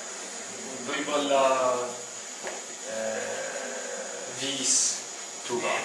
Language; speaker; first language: Estonian; non-native, learner; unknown